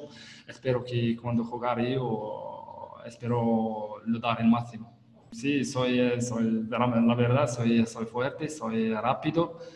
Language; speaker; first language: Spanish; non-native, learner; Italian